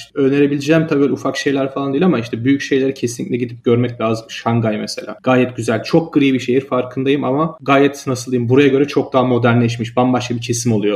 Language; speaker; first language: Turkish; native; Turkish